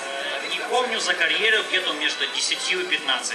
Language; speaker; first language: Russian; native; Russian